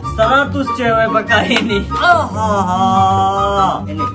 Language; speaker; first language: Indonesian; non-native, learner; Hindi